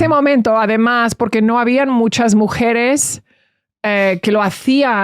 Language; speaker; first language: Spanish; early bilingual, heritage; English